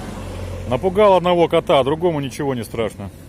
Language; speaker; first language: Russian; native; Russian